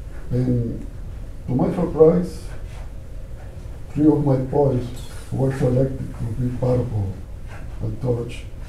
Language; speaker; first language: English; non-native, fluent; Spanish